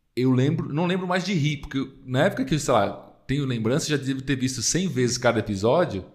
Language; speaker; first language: Portuguese; early bilingual, other home language; Spanish